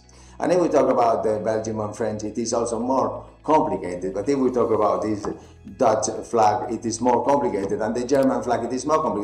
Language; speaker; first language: English; non-native, fluent; Spanish